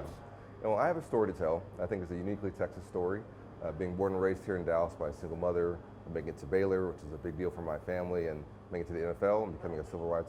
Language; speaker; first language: English; native; English